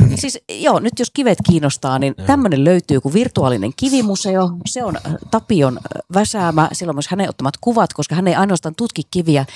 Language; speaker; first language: Finnish; native; Finnish